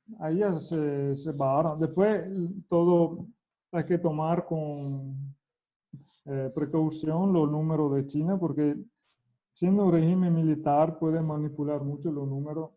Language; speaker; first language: Spanish; non-native, fluent; Italian